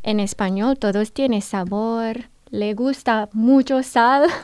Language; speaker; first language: Spanish; non-native, learner; Indonesian